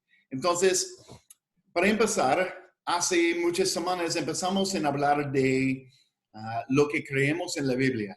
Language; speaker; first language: Spanish; non-native, fluent; English